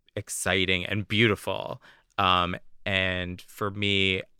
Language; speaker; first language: English; native; English